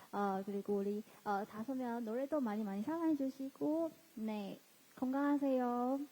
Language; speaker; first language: Korean; non-native, fluent; Chinese